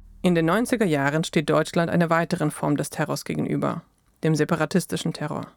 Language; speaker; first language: German; native; German